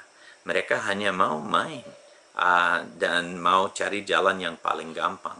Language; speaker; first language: Indonesian; non-native, fluent; English